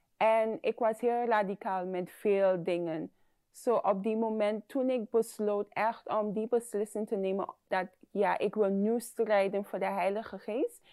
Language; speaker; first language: Dutch; non-native, fluent; English